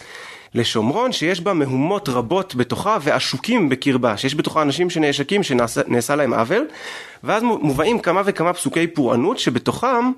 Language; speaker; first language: Hebrew; native; Hebrew